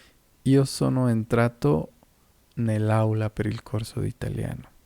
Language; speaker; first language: Italian; non-native, fluent; Spanish